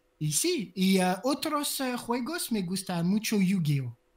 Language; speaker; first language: Spanish; non-native, learner; French